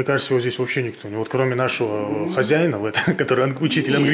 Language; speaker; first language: Russian; native; Russian